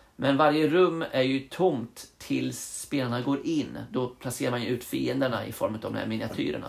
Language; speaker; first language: Swedish; early bilingual, other home language; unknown